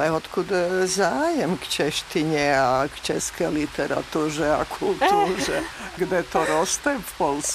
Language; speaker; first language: Czech; non-native, fluent; Serbian